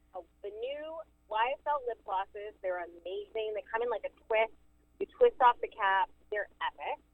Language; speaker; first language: English; native; English